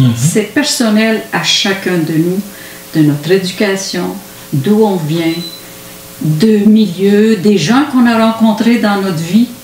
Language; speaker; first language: French; non-native, fluent; Arabic